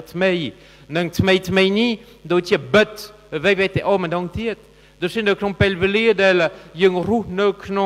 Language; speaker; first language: Khmer; non-native, fluent; French